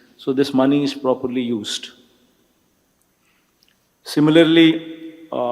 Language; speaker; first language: English; non-native, local second language; Telugu